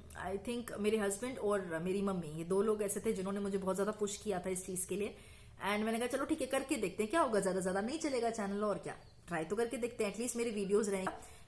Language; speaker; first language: Hindi; native; Hindi